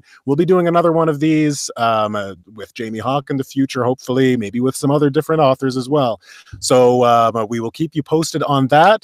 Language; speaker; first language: English; native; English